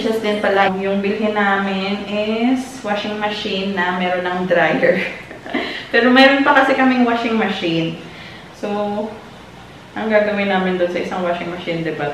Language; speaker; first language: Filipino; non-native, local second language; Hiligaynon